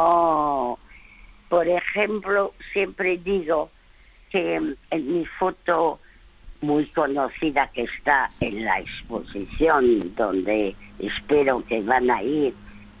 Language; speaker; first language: Spanish; early bilingual, other home language; French